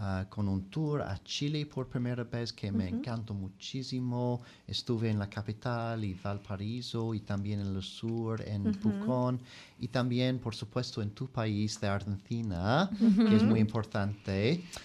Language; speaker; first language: Spanish; non-native, fluent; English